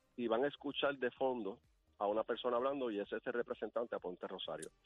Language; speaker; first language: Spanish; native; Spanish